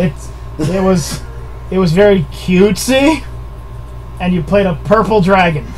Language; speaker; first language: English; native; English